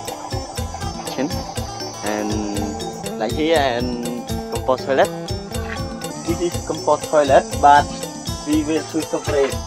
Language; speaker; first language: English; non-native, learner; Khmer